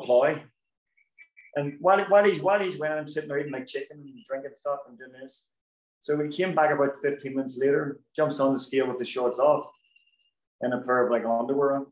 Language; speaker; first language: English; native; English